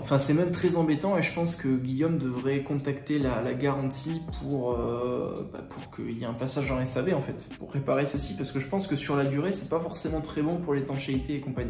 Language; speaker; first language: French; native; French